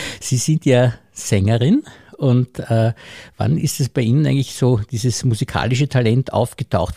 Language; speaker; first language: German; native; German